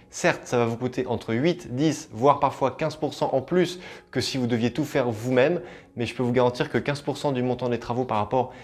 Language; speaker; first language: French; native; French